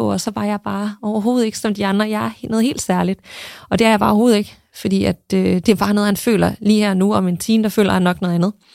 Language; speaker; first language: Danish; native; Danish